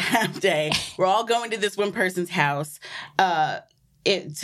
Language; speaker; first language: English; native; English